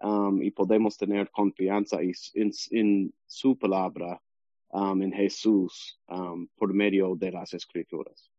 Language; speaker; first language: Spanish; non-native, learner; English